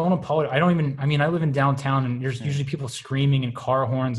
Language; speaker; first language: English; native; English